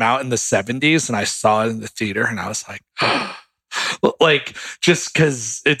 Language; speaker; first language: English; native; English